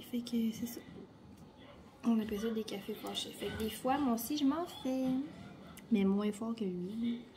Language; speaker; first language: French; native; French